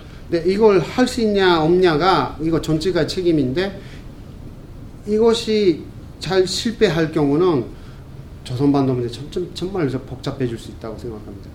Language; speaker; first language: Korean; non-native, fluent; Japanese